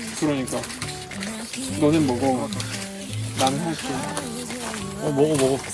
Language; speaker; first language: Korean; native; Korean